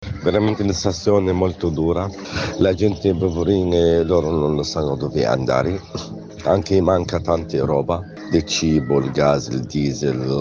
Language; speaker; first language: Italian; non-native, learner; Arabic